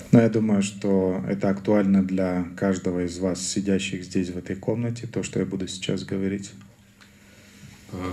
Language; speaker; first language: Russian; native; Russian